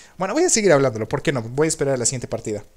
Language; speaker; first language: Spanish; native; Spanish